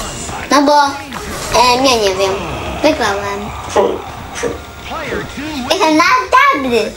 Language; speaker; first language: Polish; early bilingual, heritage; Polish